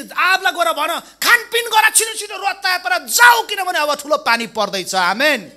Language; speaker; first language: Nepali; non-native, local second language; Limburgish